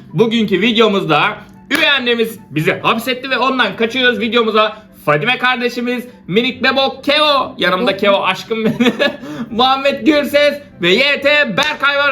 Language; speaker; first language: Turkish; native; Turkish